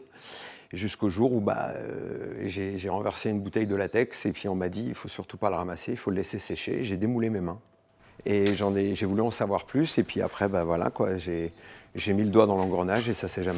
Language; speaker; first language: French; native; French